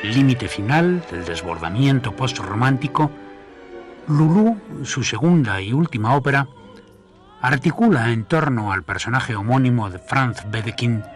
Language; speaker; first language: Spanish; native; Spanish